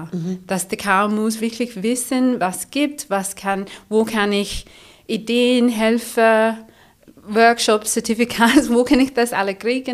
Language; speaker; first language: German; non-native, fluent; English